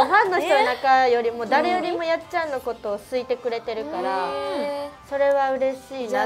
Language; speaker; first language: Japanese; native; Japanese